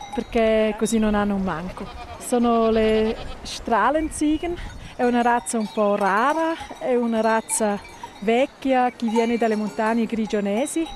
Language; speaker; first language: Italian; non-native, local second language; German